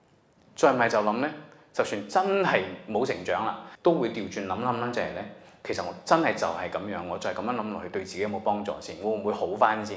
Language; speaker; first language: Cantonese; native; Cantonese